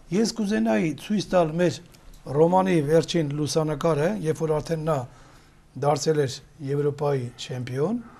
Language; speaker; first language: Armenian; native; Armenian